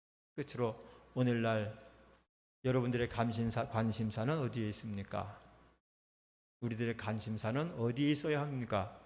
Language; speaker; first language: Korean; native; Korean